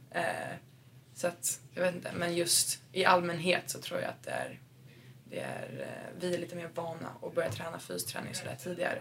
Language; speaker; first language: Swedish; native; Swedish